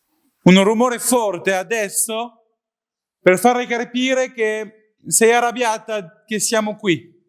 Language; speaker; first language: Italian; non-native, learner; French